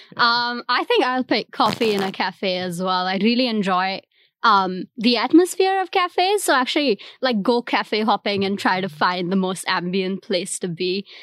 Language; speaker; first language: English; non-native, local second language; Hindi